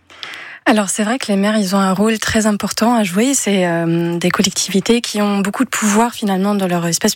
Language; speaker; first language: French; native; French